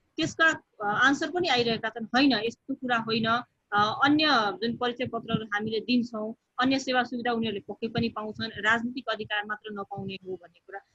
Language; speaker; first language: Nepali; non-native, local second language; Bhojpuri